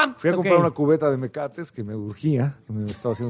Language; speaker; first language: Spanish; native; Spanish